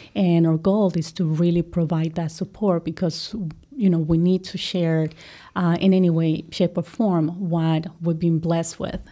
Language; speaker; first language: English; non-native, fluent; Spanish